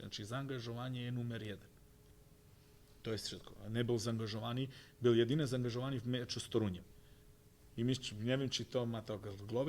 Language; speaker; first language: Polish; non-native, fluent; Croatian